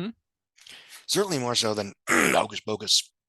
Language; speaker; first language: English; native; English